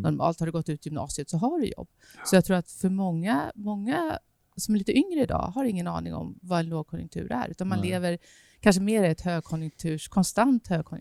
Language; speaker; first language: Swedish; native; Swedish